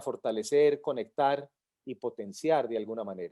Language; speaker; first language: Spanish; native; Spanish